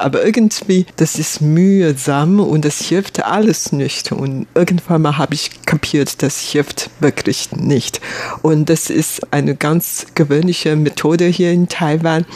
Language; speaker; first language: German; non-native, fluent; Chinese